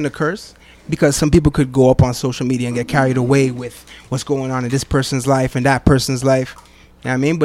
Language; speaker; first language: English; non-native, fluent; Arabic